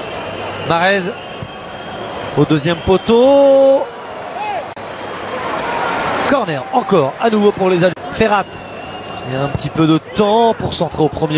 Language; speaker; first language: French; native; French